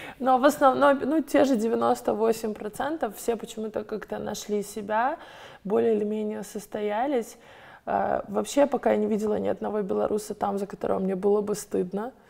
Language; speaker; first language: Russian; native; Russian